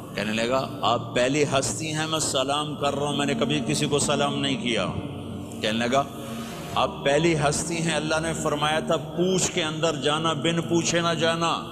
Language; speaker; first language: Urdu; non-native, local second language; Punjabi